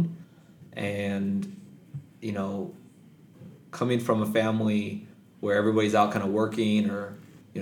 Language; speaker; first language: English; native; English